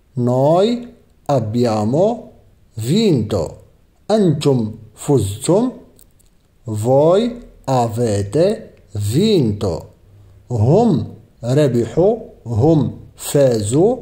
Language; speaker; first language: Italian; non-native, fluent; Arabic